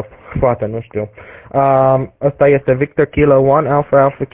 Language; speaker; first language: Romanian; early bilingual, heritage; English